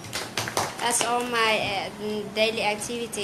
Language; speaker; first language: English; non-native, learner; Vietnamese